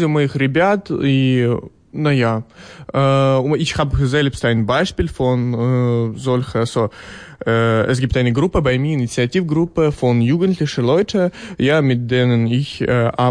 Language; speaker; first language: German; non-native, learner; Ukrainian